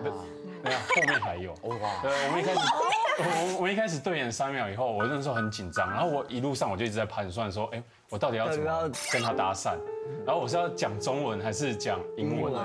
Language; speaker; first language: Chinese; native; Chinese